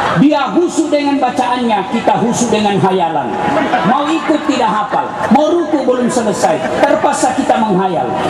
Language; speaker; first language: Indonesian; non-native, local second language; Buginese